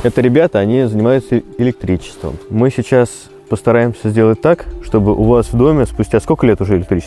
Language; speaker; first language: Russian; native; Russian